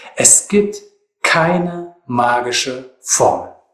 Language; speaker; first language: German; native; German